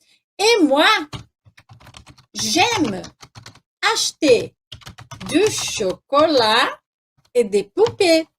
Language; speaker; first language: French; non-native, fluent; Portuguese